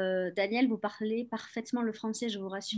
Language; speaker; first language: French; native; French